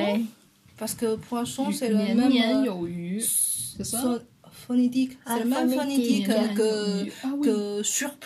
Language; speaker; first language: French; non-native, fluent; Chinese